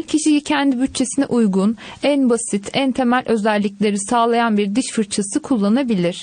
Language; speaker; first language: Turkish; native; Turkish